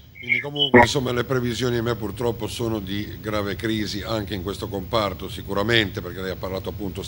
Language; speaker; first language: Italian; native; Italian